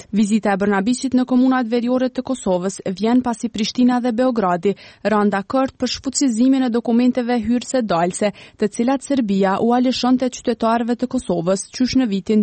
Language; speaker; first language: Albanian; native; Albanian